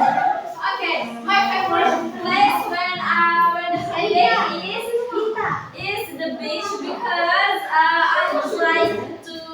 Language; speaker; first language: English; non-native, learner; Indonesian